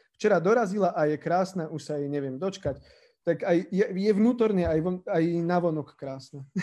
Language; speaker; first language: Slovak; native; Slovak